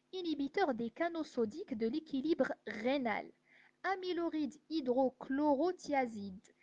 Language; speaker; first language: French; non-native, local second language; Arabic